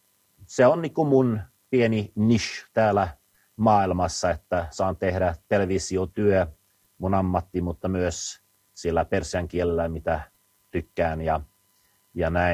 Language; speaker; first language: Finnish; non-native, fluent; Swedish